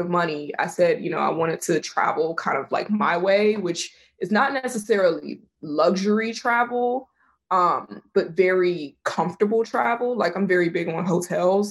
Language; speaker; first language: English; native; English